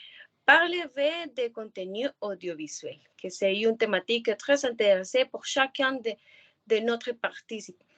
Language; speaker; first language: French; non-native, learner; Spanish